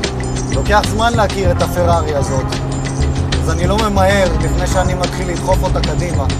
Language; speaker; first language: Hebrew; native; Hebrew